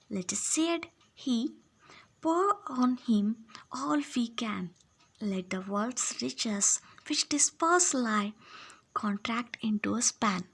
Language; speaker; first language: English; non-native, local second language; Marathi